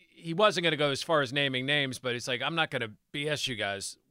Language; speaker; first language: English; native; English